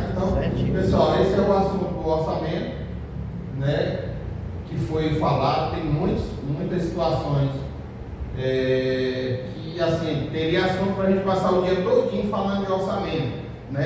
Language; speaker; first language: Portuguese; native; Portuguese